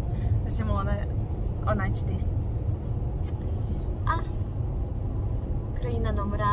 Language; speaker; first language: Japanese; non-native, fluent; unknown